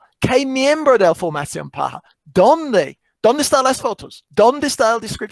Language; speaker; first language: Spanish; non-native, fluent; English